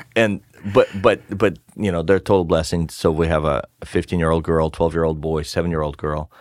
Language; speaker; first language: English; non-native, fluent; Russian